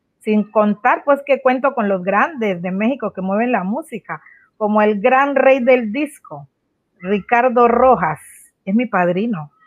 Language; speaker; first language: Spanish; native; Spanish